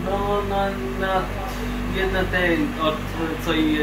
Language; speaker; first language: Polish; non-native, learner; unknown